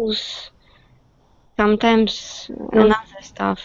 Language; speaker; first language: English; non-native, learner; Russian